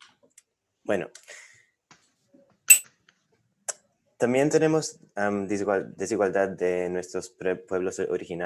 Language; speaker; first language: Spanish; non-native, fluent; English